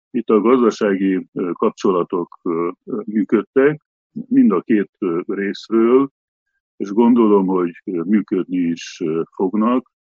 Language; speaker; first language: Hungarian; native; Hungarian